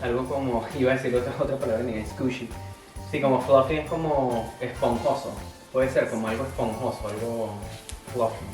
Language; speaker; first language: Spanish; native; Spanish